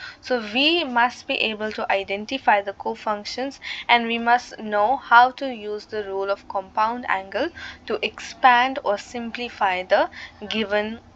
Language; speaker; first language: English; non-native, local second language; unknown